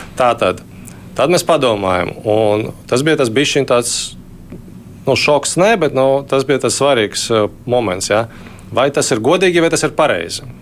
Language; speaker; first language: Latvian; non-native, local second language; Russian